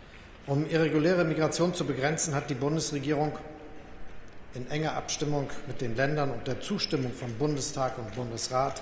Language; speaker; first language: German; native; German